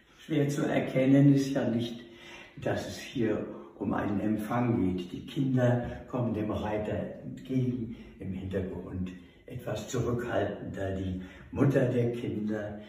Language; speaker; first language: German; native; German